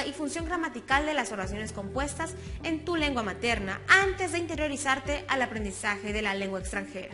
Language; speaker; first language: Spanish; native; Spanish